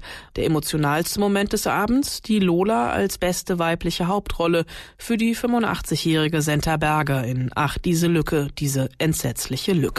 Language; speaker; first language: German; native; German